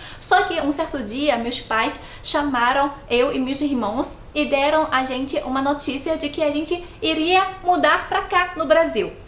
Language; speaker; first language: Portuguese; non-native, fluent; Chinese